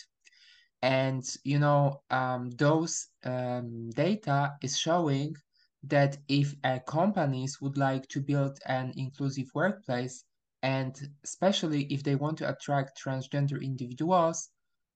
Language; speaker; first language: English; non-native, fluent; Polish